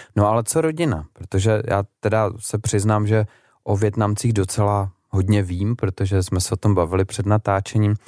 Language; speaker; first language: Czech; native; Czech